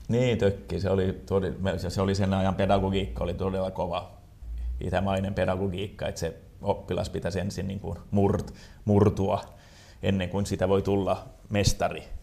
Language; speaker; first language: Finnish; non-native, local second language; Swedish